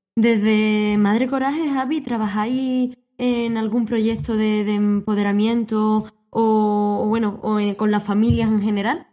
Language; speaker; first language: Spanish; native; Spanish